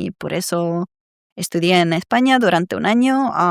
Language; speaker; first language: Spanish; non-native, fluent; Serbian